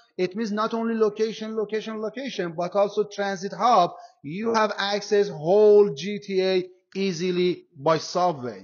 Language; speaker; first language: English; non-native, fluent; Persian